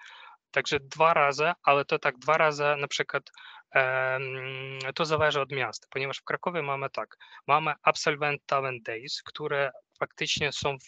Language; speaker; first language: Polish; non-native, fluent; Ukrainian